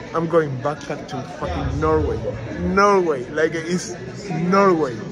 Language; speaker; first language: English; non-native, fluent; Spanish